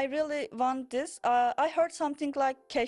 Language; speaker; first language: English; non-native, learner; Turkish